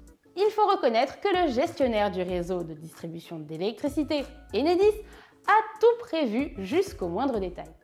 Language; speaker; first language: French; native; French